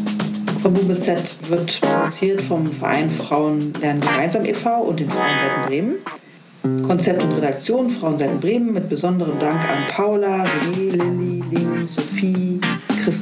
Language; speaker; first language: German; native; German